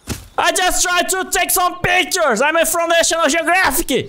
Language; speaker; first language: English; non-native, learner; Portuguese